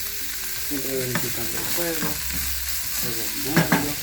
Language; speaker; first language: Spanish; native; Spanish